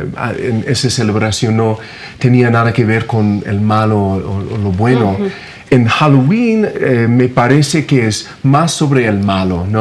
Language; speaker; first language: Spanish; non-native, fluent; English